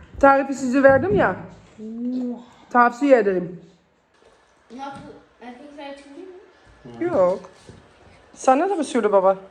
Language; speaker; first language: Turkish; early bilingual, heritage; Turkish